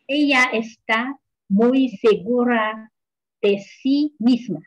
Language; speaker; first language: Spanish; non-native, learner; Chinese